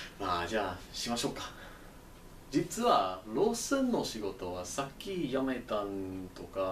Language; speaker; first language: Japanese; non-native, learner; English